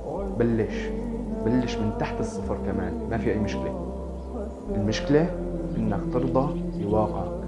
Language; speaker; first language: Arabic; native; Arabic